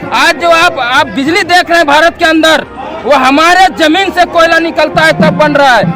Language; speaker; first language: Hindi; non-native, local second language; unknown